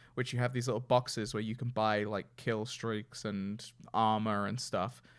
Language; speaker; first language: English; native; English